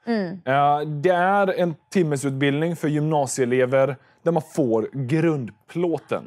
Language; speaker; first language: Swedish; native; Swedish